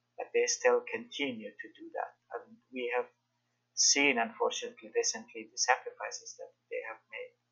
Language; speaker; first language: English; non-native, fluent; Persian